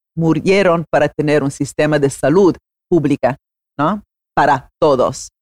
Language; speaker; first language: Spanish; non-native, fluent; Italian